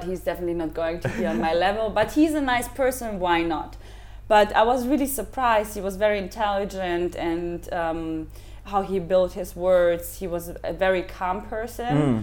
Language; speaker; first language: English; non-native, fluent; German